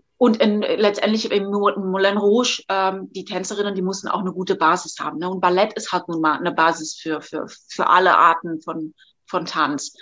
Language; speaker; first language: German; non-native, fluent; Catalan